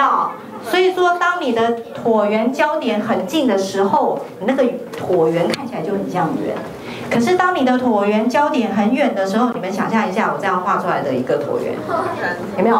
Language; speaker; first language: Chinese; native; Chinese